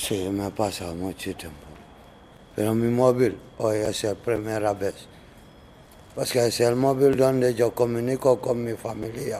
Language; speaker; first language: Spanish; non-native, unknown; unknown